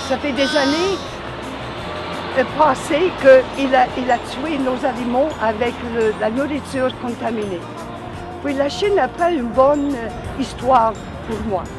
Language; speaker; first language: French; non-native, local second language; English